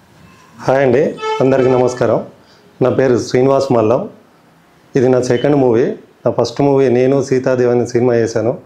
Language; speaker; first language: Telugu; native; Telugu